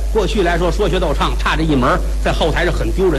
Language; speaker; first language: Chinese; native; Chinese